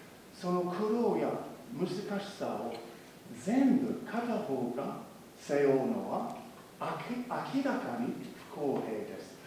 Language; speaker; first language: Japanese; non-native, fluent; English